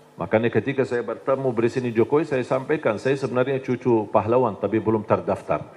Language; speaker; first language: Indonesian; non-native, fluent; Arabic